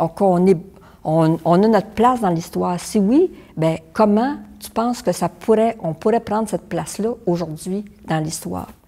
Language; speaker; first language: French; native; French